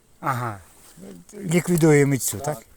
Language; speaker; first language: Polish; non-native, learner; Ukrainian